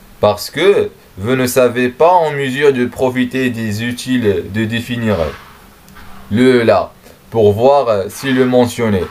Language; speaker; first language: French; non-native, learner; Arabic